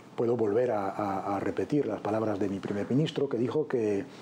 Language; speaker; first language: Spanish; non-native, fluent; Polish